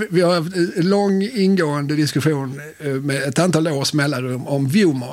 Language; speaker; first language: Swedish; native; Swedish